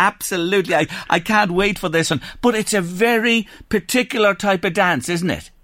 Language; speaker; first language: English; native; English